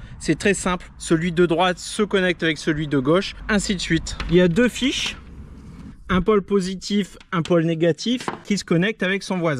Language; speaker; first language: French; native; French